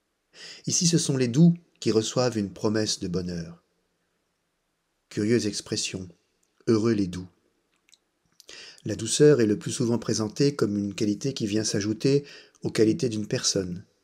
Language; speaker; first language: French; native; French